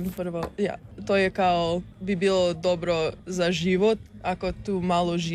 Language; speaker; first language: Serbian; early bilingual, heritage; English